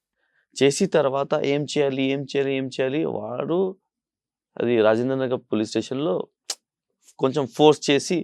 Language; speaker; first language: Telugu; non-native, local second language; Urdu